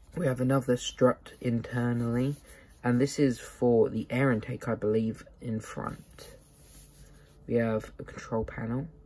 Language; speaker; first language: English; native; English